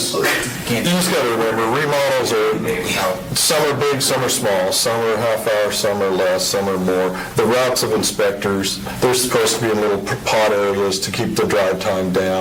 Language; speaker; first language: English; native; English